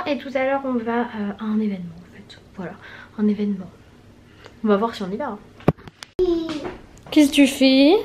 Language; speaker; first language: French; native; French